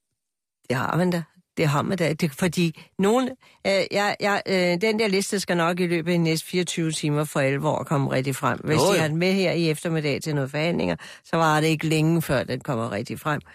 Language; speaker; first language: Danish; native; Danish